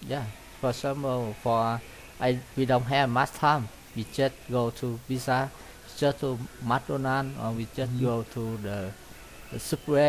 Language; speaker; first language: English; non-native, learner; Vietnamese